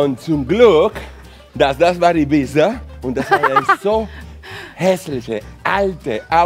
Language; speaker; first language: German; non-native, fluent; Spanish